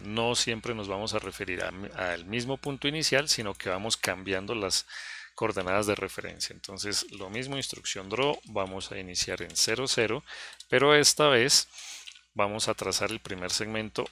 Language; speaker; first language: Spanish; native; Spanish